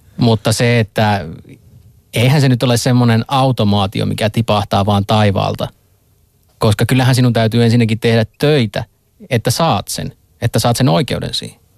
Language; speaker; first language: Finnish; native; Finnish